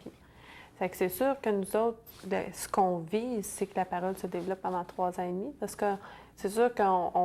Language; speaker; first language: French; native; French